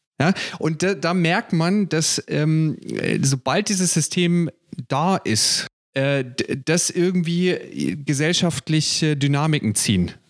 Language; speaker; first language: German; native; German